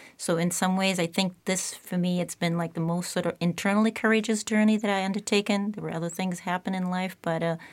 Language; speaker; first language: English; non-native, fluent; Czech